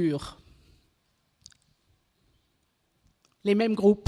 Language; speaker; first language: French; non-native, local second language; German